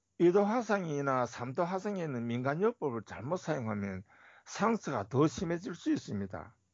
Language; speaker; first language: Korean; native; Korean